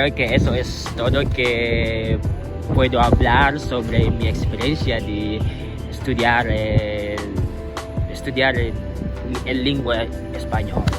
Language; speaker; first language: Spanish; non-native, learner; Indonesian